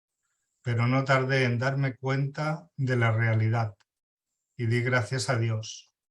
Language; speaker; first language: Spanish; native; Spanish